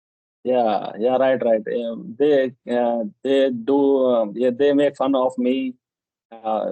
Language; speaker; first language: English; non-native, local second language; Hindi